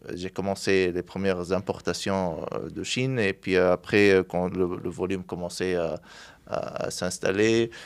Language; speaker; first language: French; non-native, local second language; Arabic